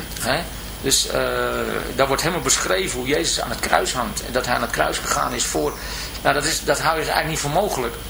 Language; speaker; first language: Dutch; native; Dutch